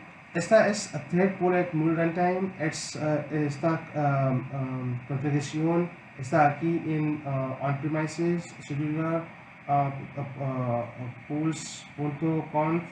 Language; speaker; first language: Spanish; non-native, learner; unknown